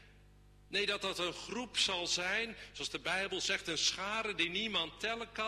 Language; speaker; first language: Dutch; native; Dutch